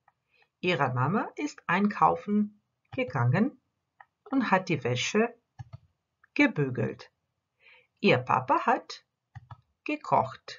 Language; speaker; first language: German; non-native, fluent; Croatian